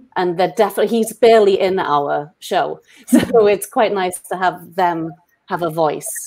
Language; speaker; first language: English; native; English